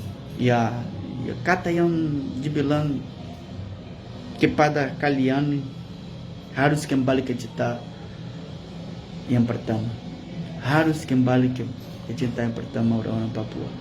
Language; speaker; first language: Indonesian; non-native, learner; Portuguese